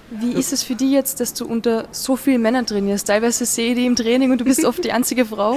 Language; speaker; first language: German; native; German